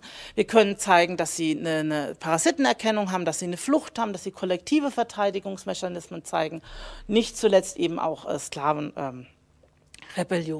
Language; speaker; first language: German; native; German